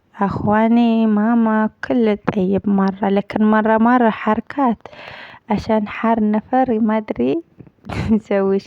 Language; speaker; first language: Arabic; non-native, learner; Amharic